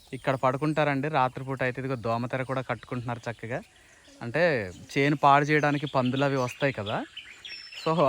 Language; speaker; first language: Telugu; non-native, local second language; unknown